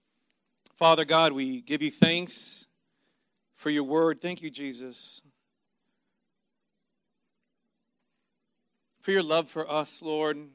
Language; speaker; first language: English; native; English